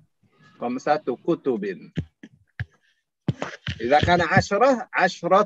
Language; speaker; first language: Arabic; non-native, fluent; Indonesian